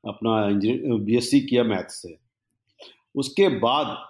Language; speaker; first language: Hindi; native; Hindi